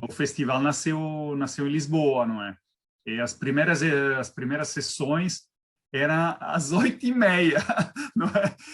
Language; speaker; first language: Portuguese; non-native, fluent; Italian